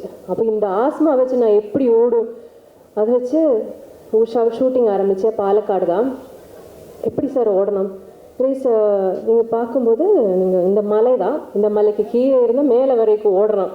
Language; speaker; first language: Tamil; non-native, learner; Malayalam